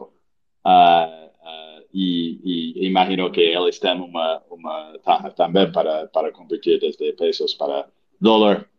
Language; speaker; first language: Portuguese; non-native, learner; English